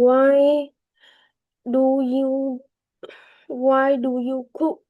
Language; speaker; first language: English; non-native, learner; Vietnamese